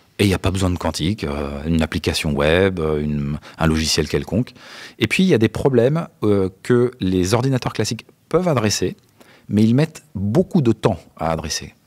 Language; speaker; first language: French; native; French